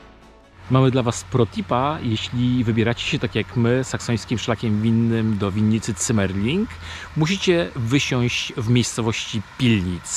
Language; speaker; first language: Polish; native; Polish